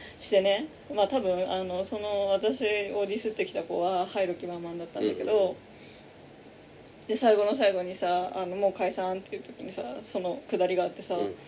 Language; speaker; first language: Japanese; native; Japanese